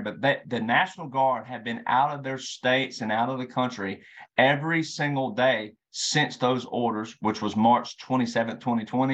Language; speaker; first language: English; native; English